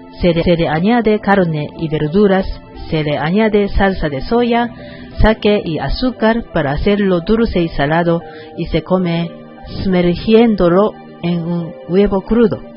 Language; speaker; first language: Spanish; non-native, learner; Japanese